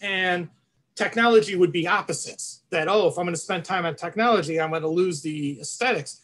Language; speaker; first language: English; native; English